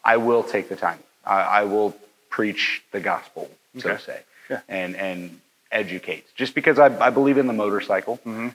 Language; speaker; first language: English; native; English